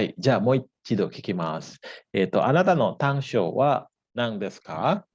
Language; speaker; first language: Japanese; non-native, fluent; Indonesian